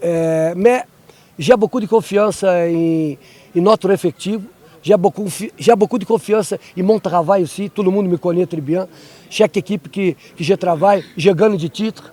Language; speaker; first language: French; non-native, learner; Portuguese